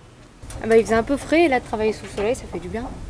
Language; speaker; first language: French; native; French